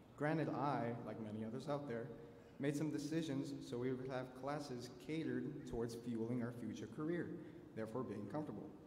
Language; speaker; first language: English; early bilingual, other home language; Spanish